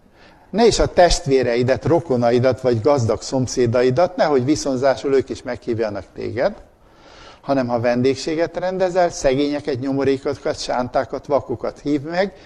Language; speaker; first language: Hungarian; native; Hungarian